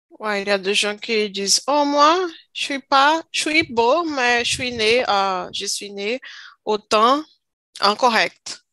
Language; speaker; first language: French; non-native, learner; Portuguese